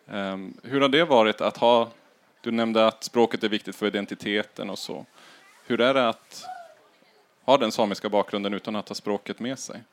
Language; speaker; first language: Swedish; native; Swedish